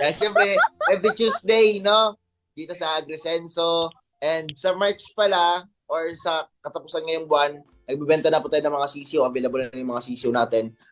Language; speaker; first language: Filipino; non-native, local second language; Cebuano